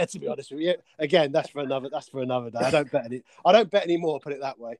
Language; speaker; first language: English; native; English